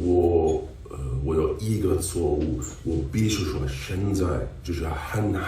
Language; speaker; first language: Chinese; non-native, learner; English